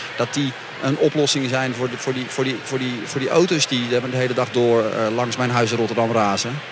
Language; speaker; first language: Dutch; native; Dutch